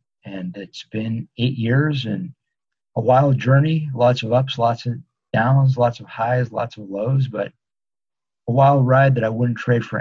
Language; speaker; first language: English; native; English